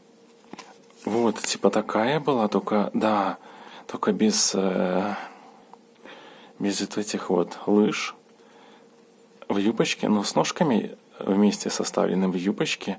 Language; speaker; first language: Russian; native; Russian